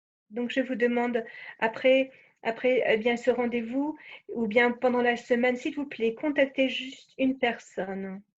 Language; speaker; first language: French; native; French